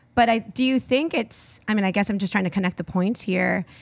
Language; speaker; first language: English; early bilingual, other home language; Filipino